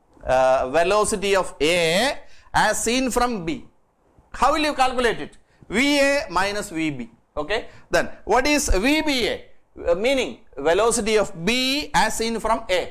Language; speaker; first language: English; non-native, local second language; Malayalam